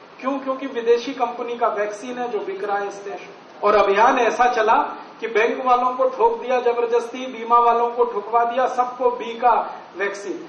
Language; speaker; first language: Hindi; native; Hindi